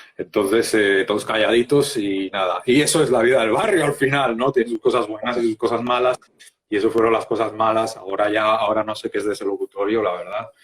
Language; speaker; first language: Spanish; native; Spanish